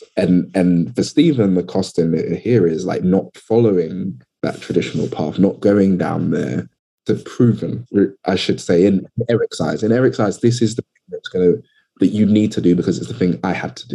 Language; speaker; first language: English; native; English